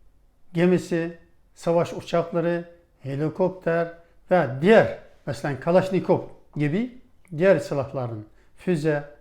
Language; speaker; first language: Turkish; non-native, fluent; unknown